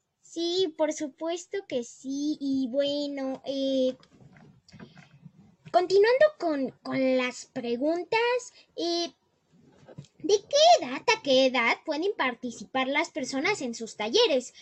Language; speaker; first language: Spanish; native; Spanish